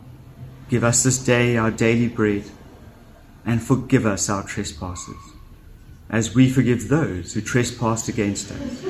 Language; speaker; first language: English; native; English